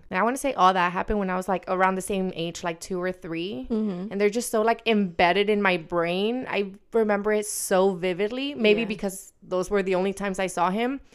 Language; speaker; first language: English; early bilingual, other home language; Spanish